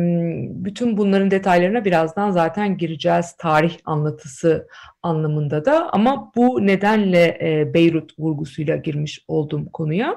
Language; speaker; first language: Turkish; native; Turkish